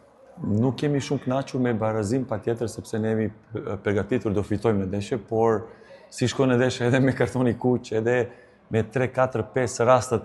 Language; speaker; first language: Albanian; non-native, learner; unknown